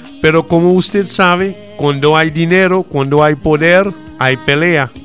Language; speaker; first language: Spanish; non-native, fluent; Haitian Creole